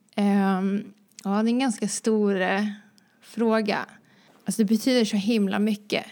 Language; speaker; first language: Swedish; early bilingual, other home language; Croatian